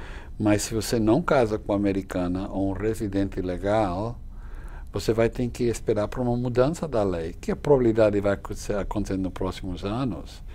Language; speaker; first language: Portuguese; non-native, fluent; English